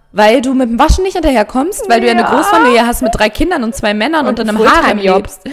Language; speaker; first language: German; native; German